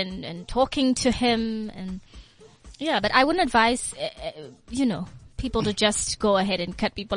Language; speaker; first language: English; non-native, local second language; Tswana